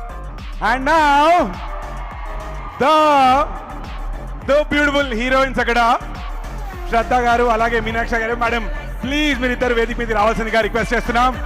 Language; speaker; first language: Telugu; native; Telugu